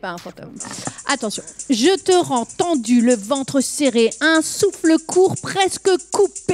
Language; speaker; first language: French; native; French